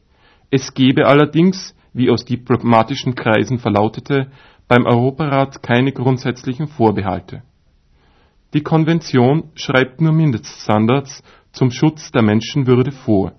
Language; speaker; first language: German; native; German